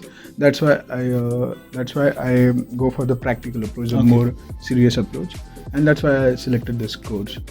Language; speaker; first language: English; non-native, local second language; Hindi